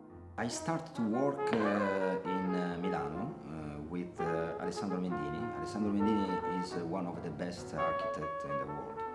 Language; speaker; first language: English; non-native, learner; Italian